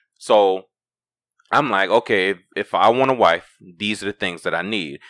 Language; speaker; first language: English; native; English